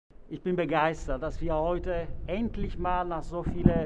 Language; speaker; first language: German; non-native, fluent; Italian